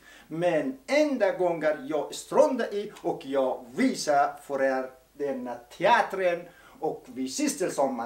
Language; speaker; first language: Swedish; non-native, learner; Persian